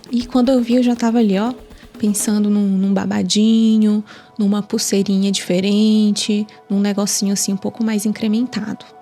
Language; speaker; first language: Portuguese; native; Portuguese